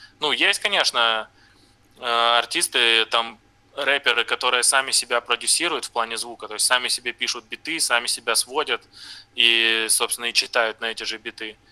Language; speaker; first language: Russian; native; Russian